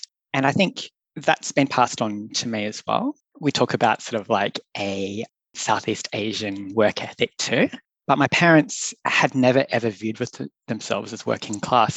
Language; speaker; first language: English; native; English